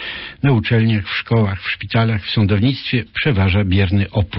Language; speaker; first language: Polish; native; Polish